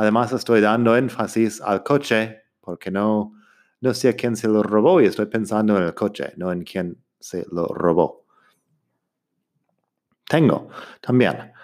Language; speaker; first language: Spanish; non-native, fluent; English